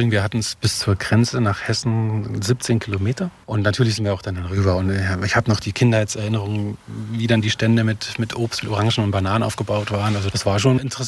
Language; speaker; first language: German; native; German